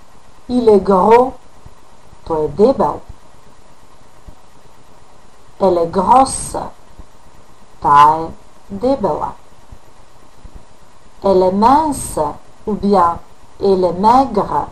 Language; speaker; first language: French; non-native, fluent; Macedonian